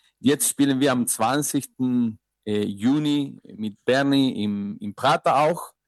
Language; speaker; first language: German; non-native, fluent; Spanish